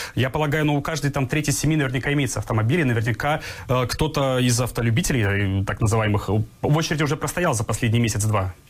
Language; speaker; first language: Russian; native; Russian